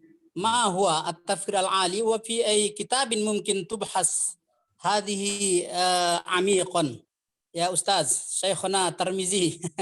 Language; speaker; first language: Arabic; non-native, fluent; Indonesian